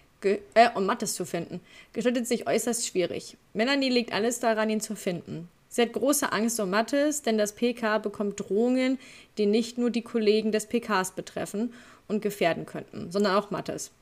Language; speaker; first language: German; native; German